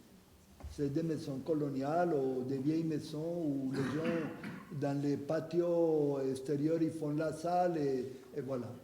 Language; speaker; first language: French; non-native, fluent; Spanish